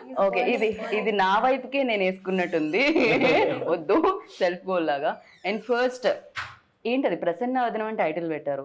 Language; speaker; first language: Telugu; native; Telugu